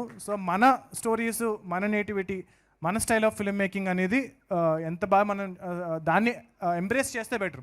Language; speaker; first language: Telugu; native; Telugu